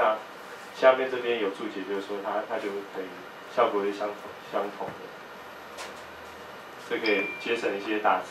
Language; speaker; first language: Chinese; native; Chinese